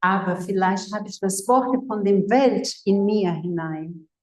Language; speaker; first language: German; non-native, fluent; Portuguese